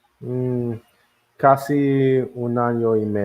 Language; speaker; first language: Spanish; non-native, learner; English